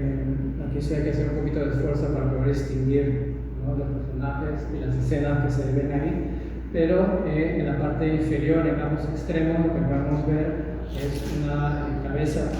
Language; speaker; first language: Spanish; native; Spanish